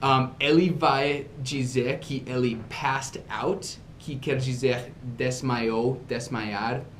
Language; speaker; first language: Portuguese; non-native, fluent; English